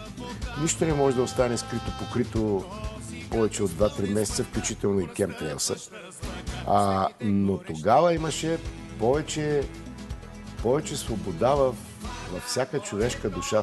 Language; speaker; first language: Bulgarian; native; Bulgarian